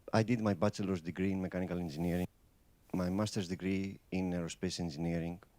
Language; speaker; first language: English; non-native, fluent; Greek